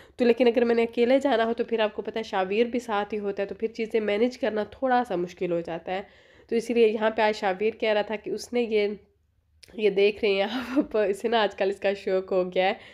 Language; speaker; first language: Urdu; native; Urdu